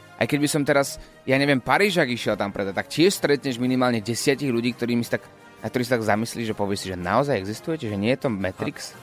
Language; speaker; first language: Slovak; native; Slovak